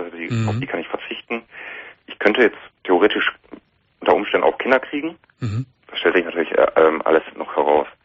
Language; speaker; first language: German; native; German